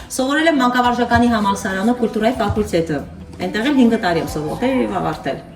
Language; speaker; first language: Armenian; native; Armenian